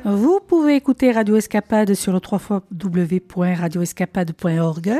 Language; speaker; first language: French; native; French